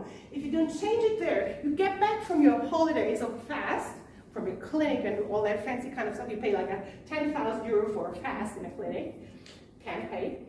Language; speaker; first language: English; non-native, fluent; German